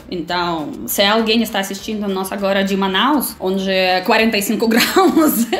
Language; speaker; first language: Portuguese; non-native, fluent; Russian